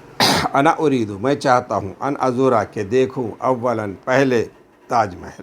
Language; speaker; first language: Urdu; native; Urdu